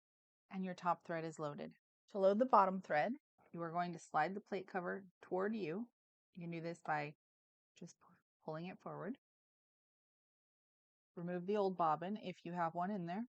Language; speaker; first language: English; native; English